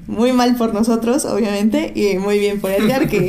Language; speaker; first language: Spanish; native; Spanish